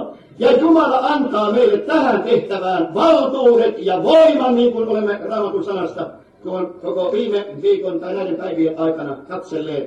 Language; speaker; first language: Finnish; native; Finnish